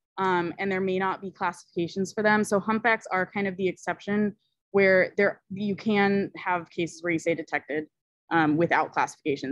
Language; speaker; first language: English; native; English